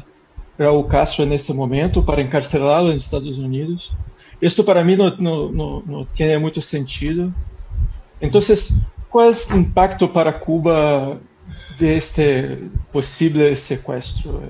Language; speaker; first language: Spanish; non-native, fluent; Portuguese